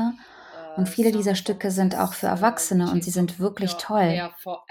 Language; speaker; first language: German; non-native, fluent; Ukrainian